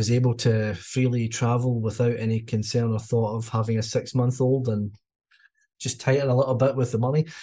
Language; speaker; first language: English; native; English